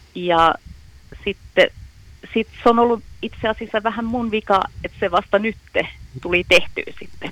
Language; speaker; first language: Finnish; early bilingual, heritage; Finnish